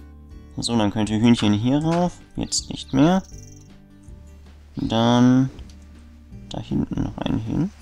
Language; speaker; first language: German; native; German